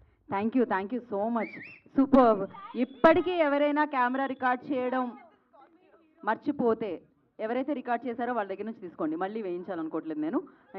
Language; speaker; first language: Telugu; native; Telugu